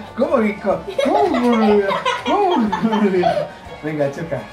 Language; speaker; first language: Spanish; native; Spanish